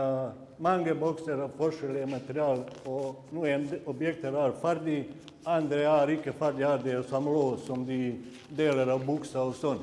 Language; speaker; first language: Norwegian; non-native, fluent; Bosnian